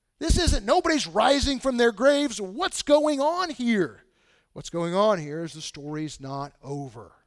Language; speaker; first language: English; native; English